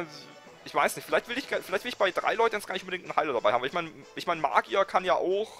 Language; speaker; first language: German; native; German